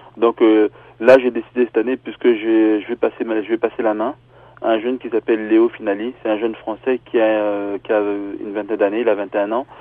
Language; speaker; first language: French; early bilingual, other home language; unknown